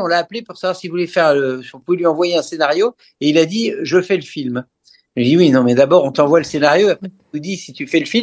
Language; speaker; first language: French; native; French